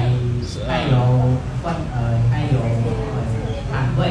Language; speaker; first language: Chinese; non-native, learner; Khmer